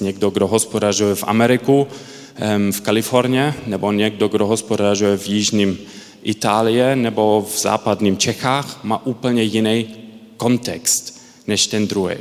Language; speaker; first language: Czech; early bilingual, heritage; Czech